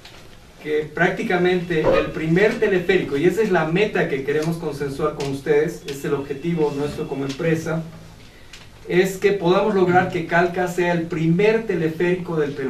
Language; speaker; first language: Spanish; native; Spanish